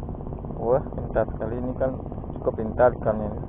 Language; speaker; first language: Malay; non-native, local second language; Balinese